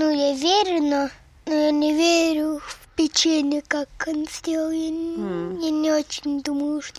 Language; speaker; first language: Russian; early bilingual, heritage; Russian